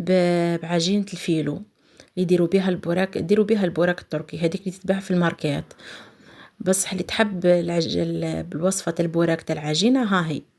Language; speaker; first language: Arabic; native; Arabic